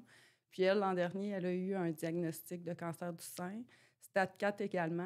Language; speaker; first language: French; native; French